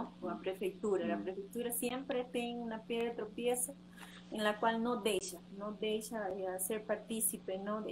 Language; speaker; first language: Portuguese; non-native, learner; Spanish